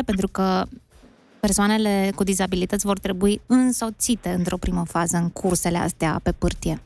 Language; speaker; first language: Romanian; native; Romanian